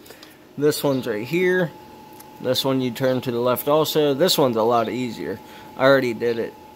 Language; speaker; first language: English; native; English